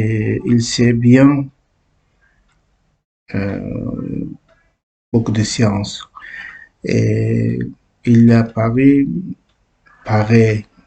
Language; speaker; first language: French; non-native, learner; Uzbek